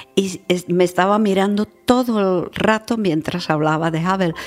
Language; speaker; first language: Spanish; non-native, fluent; Czech